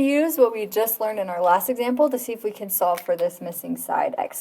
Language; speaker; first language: English; native; English